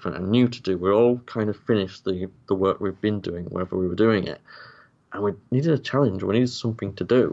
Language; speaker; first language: English; native; English